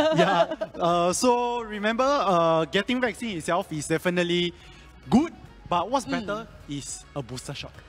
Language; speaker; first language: English; non-native, local second language; Chinese